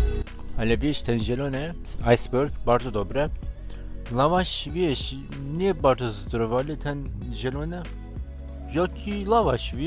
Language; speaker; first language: Polish; non-native, learner; Turkish